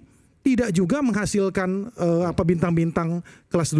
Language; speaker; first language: Indonesian; native; Indonesian